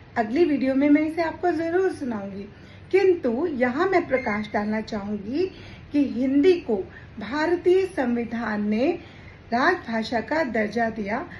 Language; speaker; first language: Hindi; native; Hindi